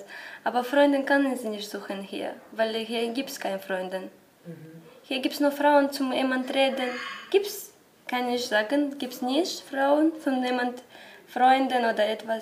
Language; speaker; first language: German; non-native, learner; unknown